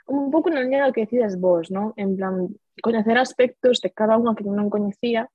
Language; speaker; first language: Galician; native; Galician